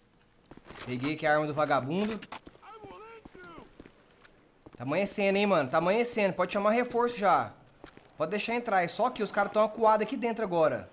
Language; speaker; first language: Portuguese; native; Portuguese